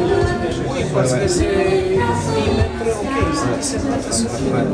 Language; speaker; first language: French; non-native, learner; Romanian